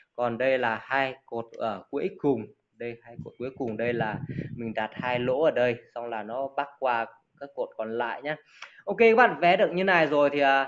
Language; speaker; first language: Vietnamese; native; Vietnamese